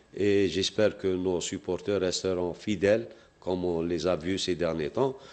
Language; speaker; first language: French; non-native, local second language; Arabic